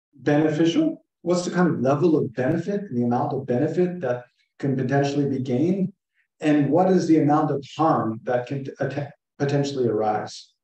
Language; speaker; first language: English; native; English